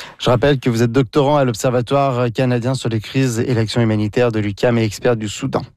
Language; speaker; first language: French; native; French